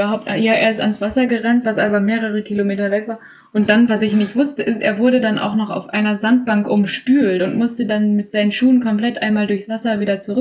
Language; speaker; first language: German; native; German